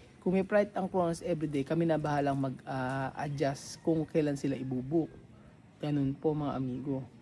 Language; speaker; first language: Filipino; native; Filipino